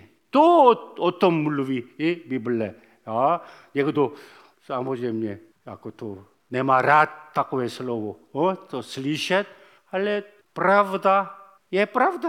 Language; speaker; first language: Czech; non-native, fluent; Korean